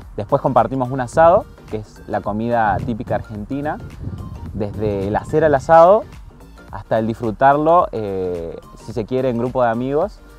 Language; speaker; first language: Spanish; native; Spanish